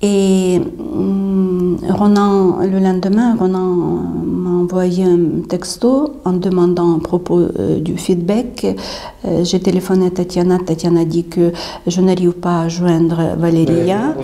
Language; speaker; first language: French; non-native, fluent; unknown